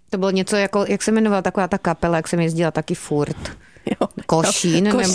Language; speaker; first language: Czech; native; Czech